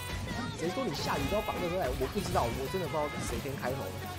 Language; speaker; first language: Chinese; native; Chinese